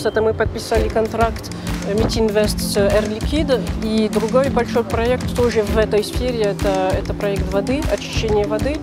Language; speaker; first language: Russian; non-native, fluent; French